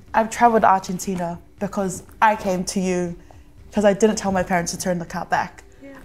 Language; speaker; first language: English; early bilingual, other home language; Samoan